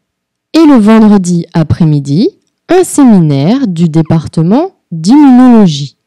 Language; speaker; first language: French; non-native, fluent; Portuguese